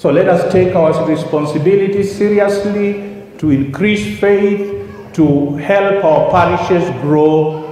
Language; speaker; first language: English; non-native, local second language; Swahili